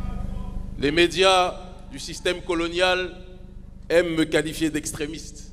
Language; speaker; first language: French; native; French